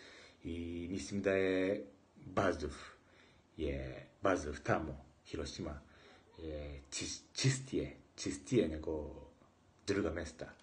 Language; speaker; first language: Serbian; non-native, learner; Japanese